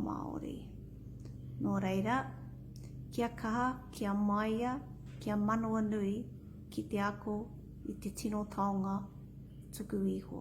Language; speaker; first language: Māori; non-native, local second language; English